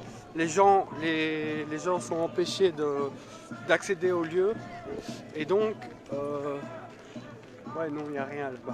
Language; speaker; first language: French; native; French